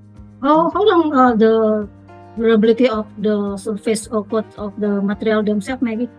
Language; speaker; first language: English; non-native, fluent; Indonesian